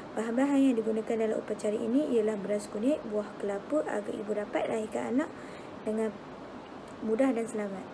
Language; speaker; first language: Malay; native; Malay